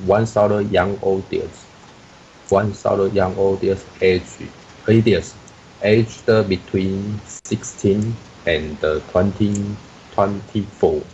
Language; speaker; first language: English; non-native, learner; Chinese